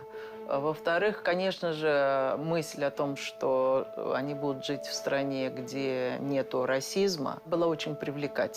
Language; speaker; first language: Russian; native; Russian